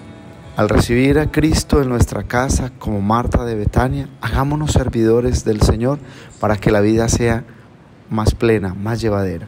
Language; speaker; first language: Spanish; native; Spanish